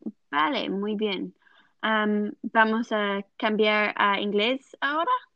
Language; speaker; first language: Spanish; non-native, learner; English